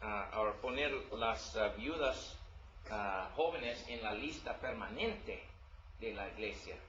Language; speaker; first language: Spanish; non-native, learner; English